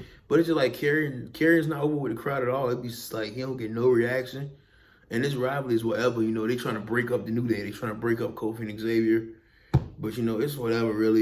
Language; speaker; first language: English; native; English